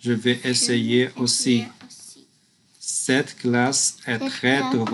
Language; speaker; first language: French; non-native, learner; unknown